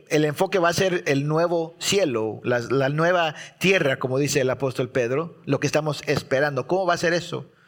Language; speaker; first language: Spanish; early bilingual, heritage; Spanish